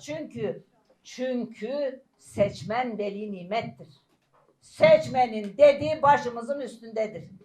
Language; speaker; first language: Turkish; native; Turkish